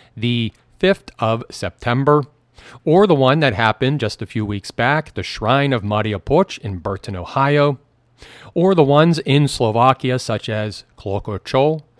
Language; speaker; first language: English; native; English